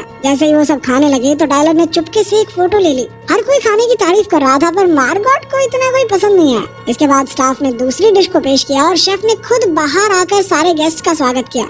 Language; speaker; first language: Hindi; native; Hindi